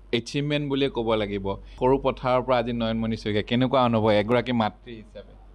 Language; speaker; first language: Assamese; non-native, local second language; Hindi